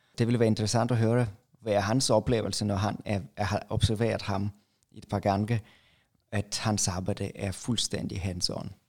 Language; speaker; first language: Danish; non-native, fluent; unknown